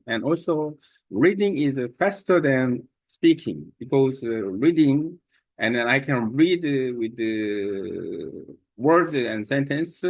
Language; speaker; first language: English; non-native, learner; Korean